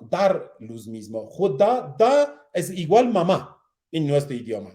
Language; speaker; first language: Spanish; non-native, learner; Kurdish